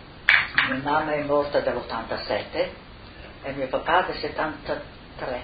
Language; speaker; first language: Italian; non-native, local second language; Friulian